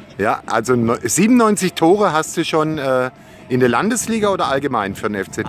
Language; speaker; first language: German; native; German